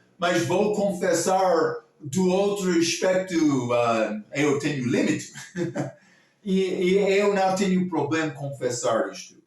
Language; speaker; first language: Portuguese; non-native, local second language; English